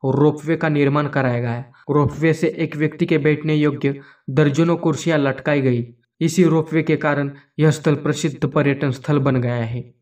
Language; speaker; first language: Hindi; non-native, local second language; Marathi